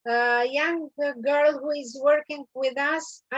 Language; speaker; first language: English; non-native, learner; Albanian